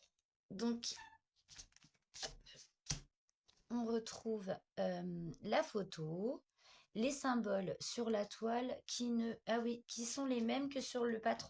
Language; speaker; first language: French; native; French